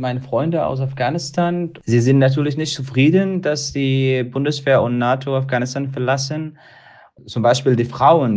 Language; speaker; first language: German; non-native, learner; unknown